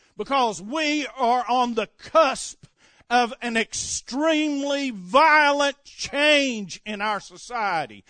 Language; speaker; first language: English; native; English